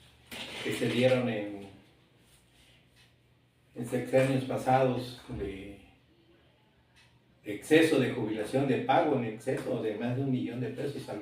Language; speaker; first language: Spanish; native; Spanish